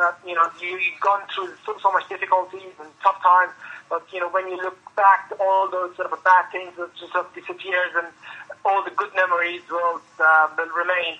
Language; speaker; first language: English; non-native, fluent; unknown